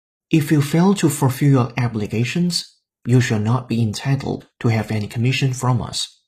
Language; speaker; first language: English; non-native, fluent; Chinese